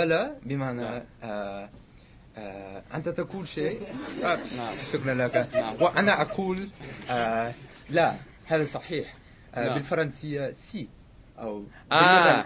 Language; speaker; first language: Arabic; non-native, fluent; English